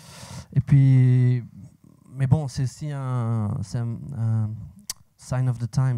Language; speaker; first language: French; non-native, local second language; Dutch